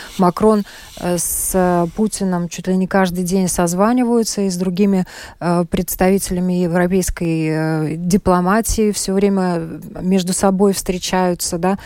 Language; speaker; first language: Russian; native; Russian